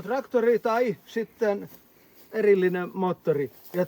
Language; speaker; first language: Finnish; native; Finnish